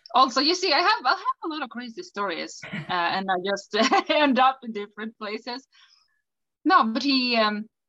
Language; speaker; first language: English; non-native, fluent; Swedish